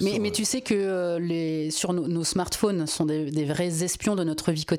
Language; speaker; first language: French; native; French